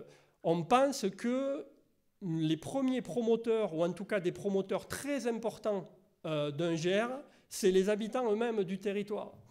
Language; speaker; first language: French; native; French